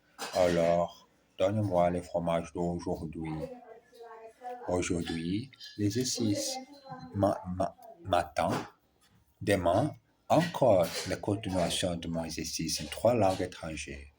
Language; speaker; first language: French; non-native, learner; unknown